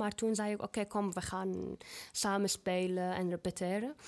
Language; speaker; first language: Dutch; non-native, fluent; Arabic